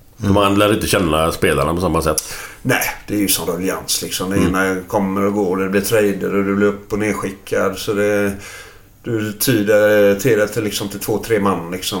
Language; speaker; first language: Swedish; native; Swedish